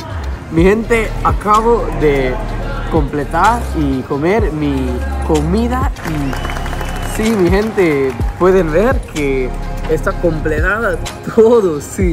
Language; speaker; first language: Spanish; non-native, learner; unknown